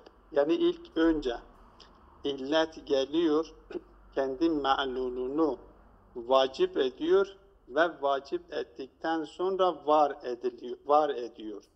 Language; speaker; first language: Turkish; native; Turkish